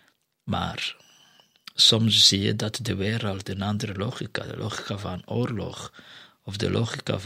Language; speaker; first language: Dutch; non-native, fluent; Kinyarwanda